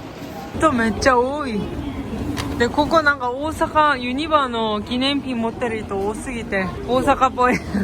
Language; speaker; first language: Japanese; non-native, fluent; Korean